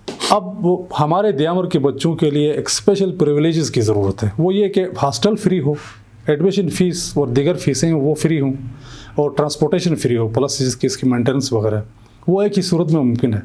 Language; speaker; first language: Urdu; non-native, local second language; Shina